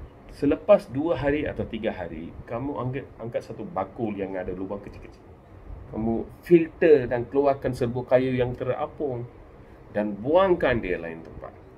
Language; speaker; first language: Malay; non-native, local second language; Tamil